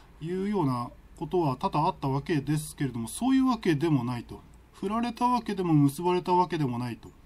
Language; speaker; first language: Japanese; native; Japanese